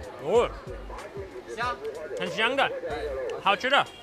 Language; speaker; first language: Chinese; non-native, learner; English